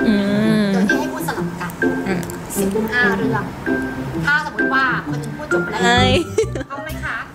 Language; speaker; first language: Thai; native; Thai